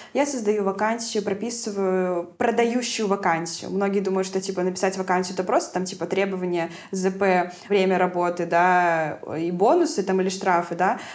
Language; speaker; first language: Russian; native; Russian